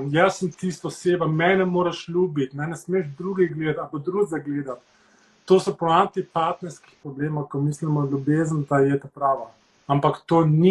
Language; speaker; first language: Slovenian; early bilingual, heritage; Slovenian